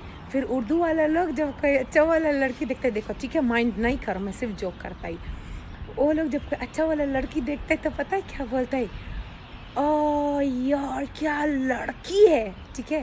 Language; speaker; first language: Hindi; non-native, local second language; Pashto